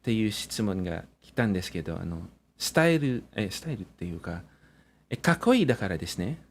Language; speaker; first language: Japanese; non-native, fluent; English